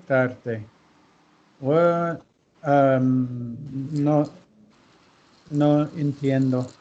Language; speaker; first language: Spanish; non-native, learner; English